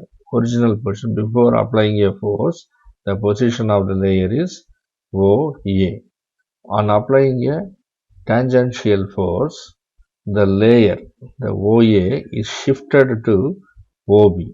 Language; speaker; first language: English; non-native, local second language; Tamil